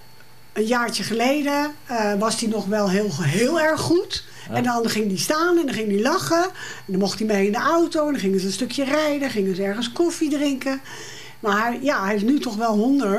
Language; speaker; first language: Dutch; native; Dutch